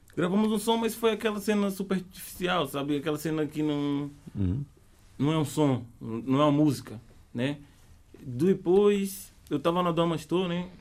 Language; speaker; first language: Portuguese; native; Portuguese